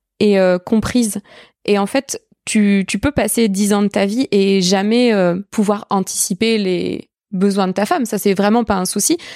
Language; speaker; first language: French; native; French